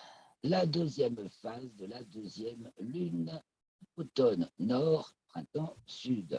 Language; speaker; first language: French; native; French